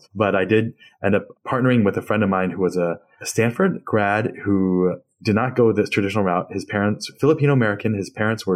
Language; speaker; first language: English; native; English